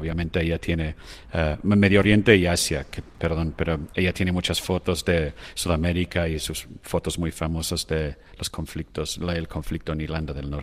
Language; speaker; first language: Spanish; non-native, fluent; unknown